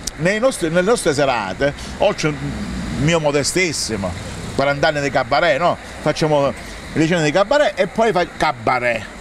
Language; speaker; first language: Italian; native; Italian